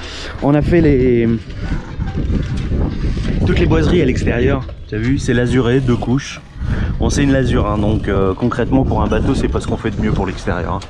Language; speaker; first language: French; native; French